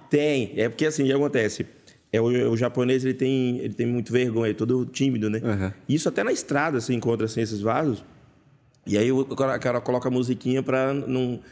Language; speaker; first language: Portuguese; native; Portuguese